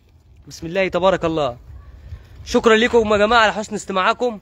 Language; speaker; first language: Arabic; native; Arabic